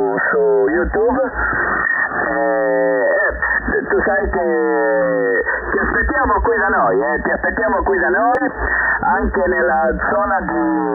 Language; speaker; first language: Italian; non-native, fluent; Spanish